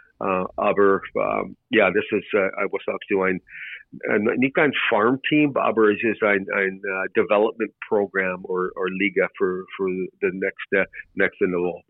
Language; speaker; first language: German; non-native, learner; English